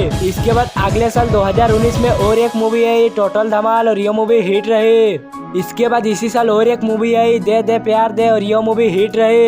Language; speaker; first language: Hindi; non-native, local second language; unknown